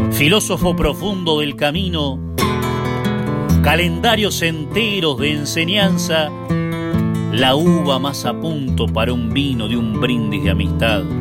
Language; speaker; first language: Spanish; native; Spanish